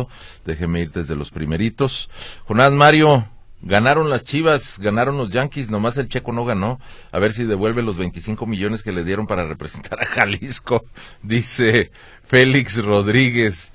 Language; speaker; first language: Spanish; native; Spanish